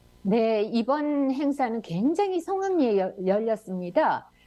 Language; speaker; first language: Korean; native; Korean